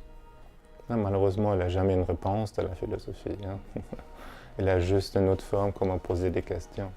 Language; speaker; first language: French; non-native, fluent; German